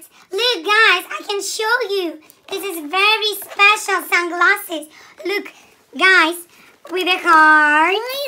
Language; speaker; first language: English; non-native, learner; Russian